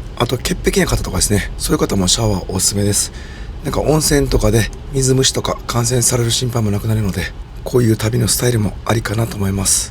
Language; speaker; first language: Japanese; native; Japanese